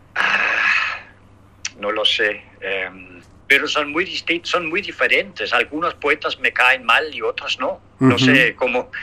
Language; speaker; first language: Spanish; non-native, fluent; Danish